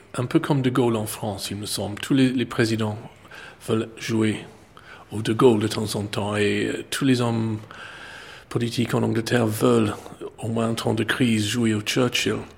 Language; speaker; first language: French; non-native, fluent; English